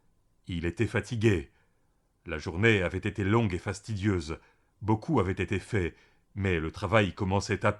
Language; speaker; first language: French; native; French